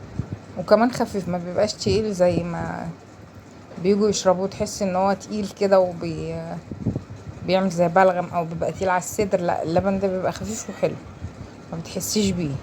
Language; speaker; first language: Arabic; native; Arabic